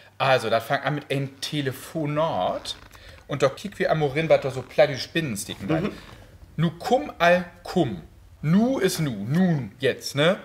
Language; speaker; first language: German; native; German